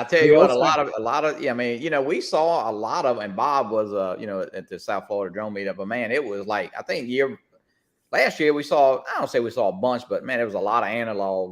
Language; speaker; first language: English; native; English